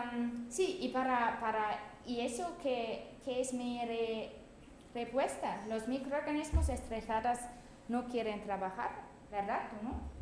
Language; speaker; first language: Spanish; non-native, fluent; German